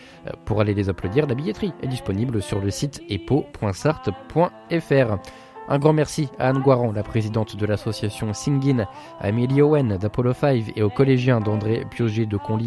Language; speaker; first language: French; native; French